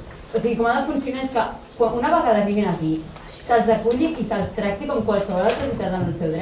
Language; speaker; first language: Catalan; native; Catalan